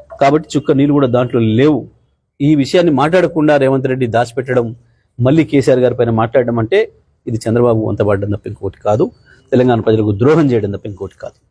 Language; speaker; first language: Telugu; native; Telugu